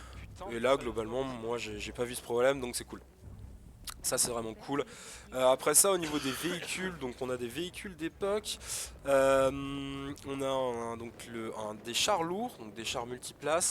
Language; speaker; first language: French; native; French